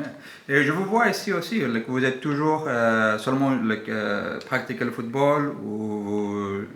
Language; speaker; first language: French; non-native, learner; English